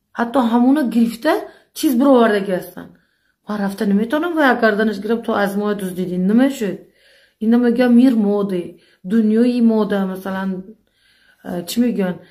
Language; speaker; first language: Tajik; native; Tajik